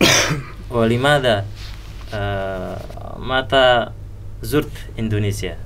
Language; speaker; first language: Arabic; non-native, learner; Indonesian